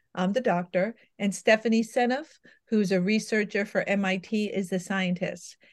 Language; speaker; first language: English; native; English